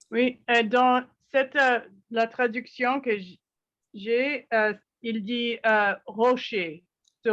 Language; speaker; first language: French; non-native, fluent; English